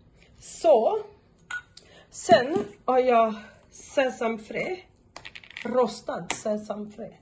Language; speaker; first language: Swedish; non-native, fluent; Portuguese